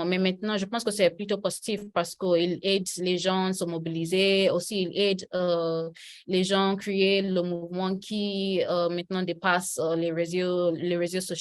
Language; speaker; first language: French; non-native, learner; Yoruba